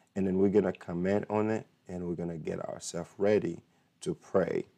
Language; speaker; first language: English; non-native, fluent; Haitian Creole